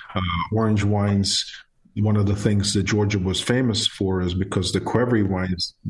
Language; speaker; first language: English; non-native, fluent; Georgian